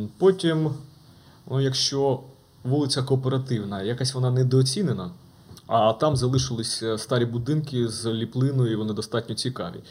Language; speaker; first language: Ukrainian; native; Ukrainian